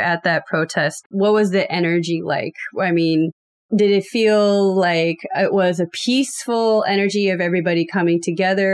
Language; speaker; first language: English; native; English